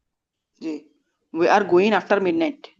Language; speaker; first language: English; non-native, learner; Bangla